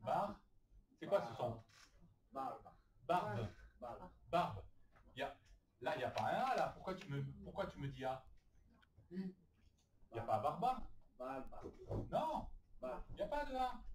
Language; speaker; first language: French; native; French